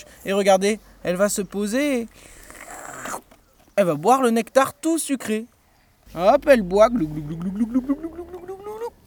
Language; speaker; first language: French; native; French